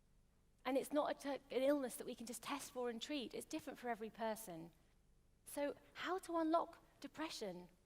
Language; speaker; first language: English; native; English